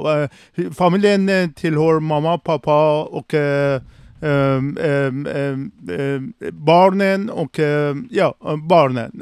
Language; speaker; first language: Swedish; non-native, learner; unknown